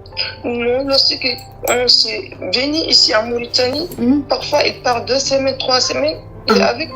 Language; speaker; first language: French; non-native, learner; Arabic